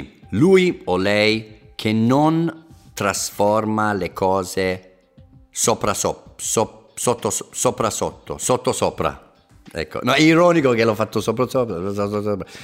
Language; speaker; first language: Italian; non-native, fluent; English